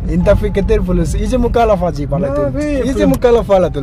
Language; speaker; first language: Arabic; non-native, learner; Bangla